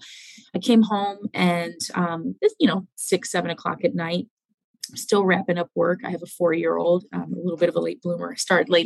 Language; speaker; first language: English; native; English